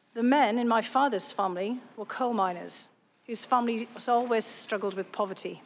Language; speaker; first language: English; native; English